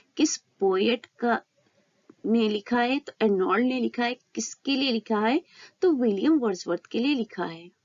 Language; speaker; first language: Hindi; native; Hindi